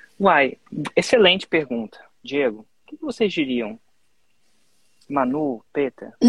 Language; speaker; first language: Portuguese; native; Portuguese